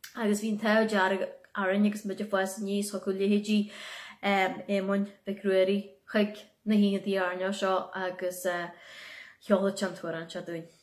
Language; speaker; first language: Irish; native; Irish